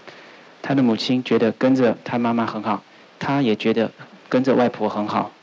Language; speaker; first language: Chinese; native; Chinese